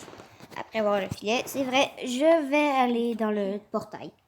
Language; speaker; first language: French; native; French